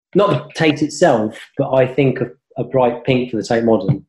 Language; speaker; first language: English; native; English